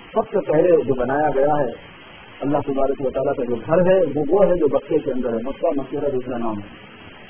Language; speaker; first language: Urdu; native; Urdu